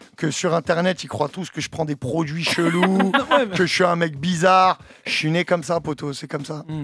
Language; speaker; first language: French; early bilingual, other home language; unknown